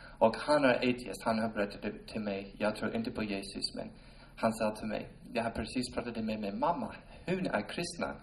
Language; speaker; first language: Swedish; non-native, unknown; English